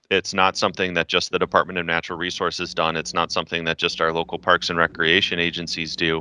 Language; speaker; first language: English; native; English